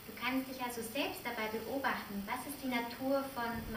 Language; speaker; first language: German; native; German